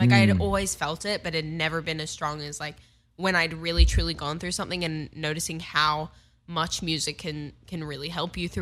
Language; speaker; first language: English; native; English